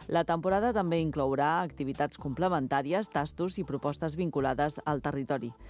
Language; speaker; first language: Catalan; native; Catalan